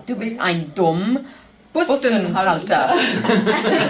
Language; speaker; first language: German; non-native, learner; English